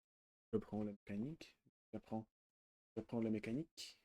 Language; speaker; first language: French; non-native, learner; Russian